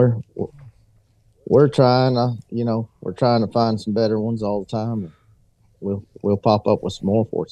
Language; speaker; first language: English; native; English